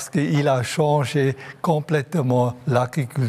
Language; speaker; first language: French; non-native, local second language; German